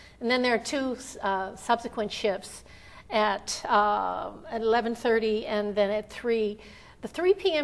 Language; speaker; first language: English; native; English